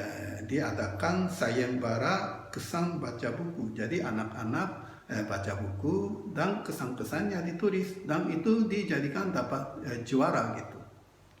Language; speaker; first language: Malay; non-native, fluent; Japanese